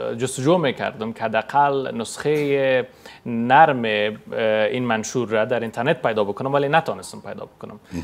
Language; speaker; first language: Persian; native; Persian